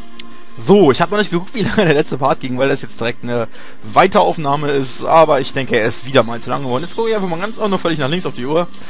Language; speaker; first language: German; native; German